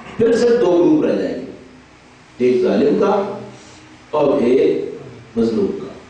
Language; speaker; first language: Urdu; native; Urdu